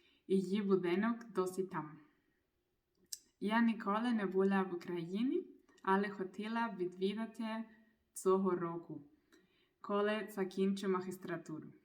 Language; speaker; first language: Ukrainian; non-native, learner; Spanish